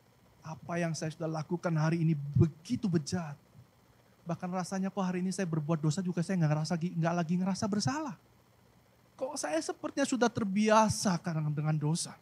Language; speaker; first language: Indonesian; native; Indonesian